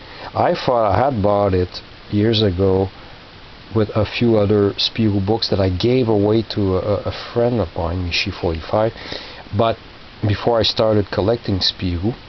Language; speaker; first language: English; non-native, local second language; French